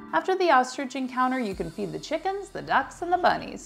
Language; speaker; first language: English; native; English